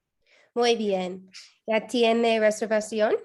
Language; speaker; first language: Spanish; non-native, learner; English